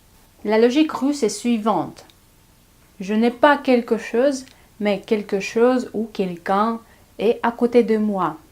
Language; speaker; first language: French; non-native, fluent; Russian